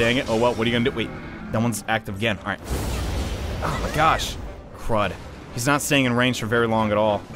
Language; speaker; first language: English; native; English